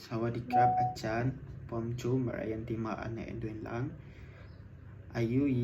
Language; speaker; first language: Thai; non-native, learner; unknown